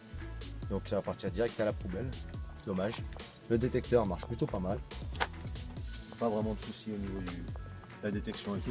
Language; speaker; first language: French; native; French